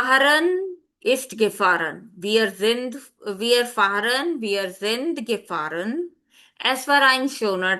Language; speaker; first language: German; non-native, fluent; Hindi